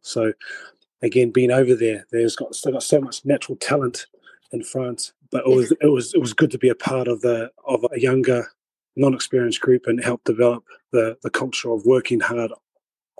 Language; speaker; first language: English; native; English